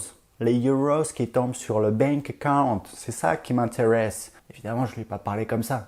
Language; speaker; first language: French; native; French